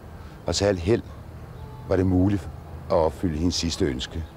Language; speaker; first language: Danish; native; Danish